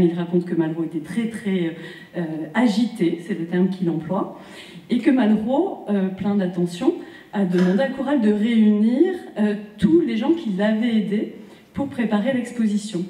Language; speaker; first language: French; native; French